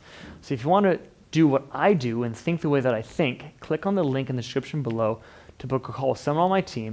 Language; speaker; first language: English; native; English